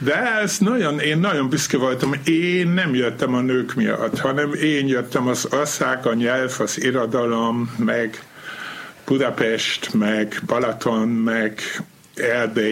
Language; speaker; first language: Hungarian; non-native, fluent; German